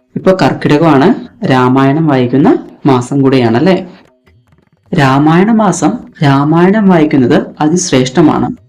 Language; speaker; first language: Malayalam; native; Malayalam